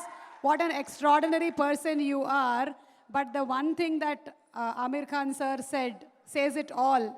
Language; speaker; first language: Telugu; native; Telugu